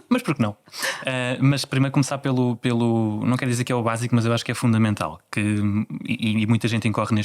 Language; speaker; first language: Portuguese; native; Portuguese